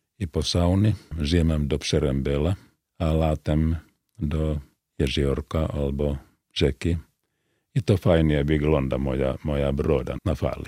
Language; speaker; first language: Polish; non-native, fluent; Finnish